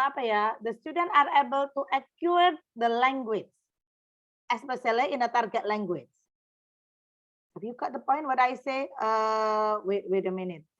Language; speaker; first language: English; non-native, fluent; Indonesian